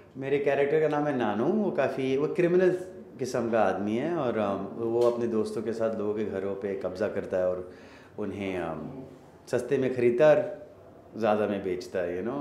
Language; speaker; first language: Hindi; native; Hindi